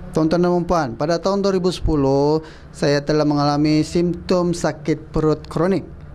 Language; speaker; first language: Malay; native; Malay